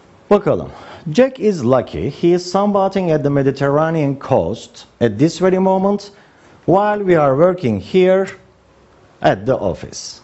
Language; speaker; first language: English; non-native, fluent; Turkish